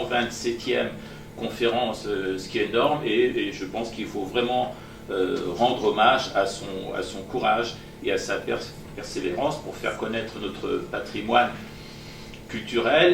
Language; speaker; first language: French; non-native, fluent; Persian